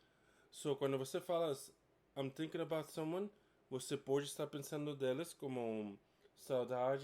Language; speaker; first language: Portuguese; non-native, fluent; English